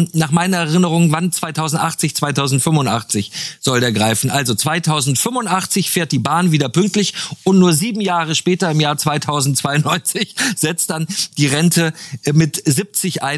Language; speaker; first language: German; native; German